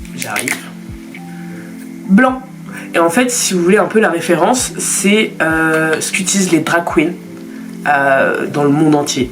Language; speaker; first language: French; native; French